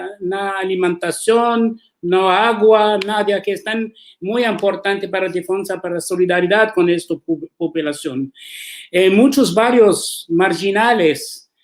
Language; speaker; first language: Spanish; non-native, learner; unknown